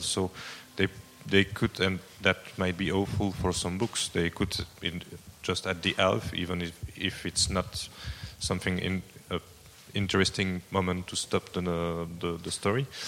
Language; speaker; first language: English; non-native, fluent; French